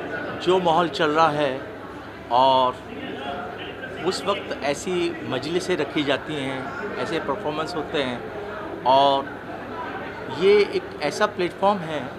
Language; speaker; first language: Hindi; native; Hindi